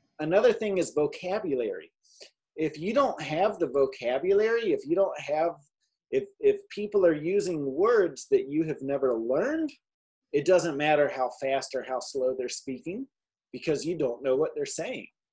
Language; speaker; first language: English; native; English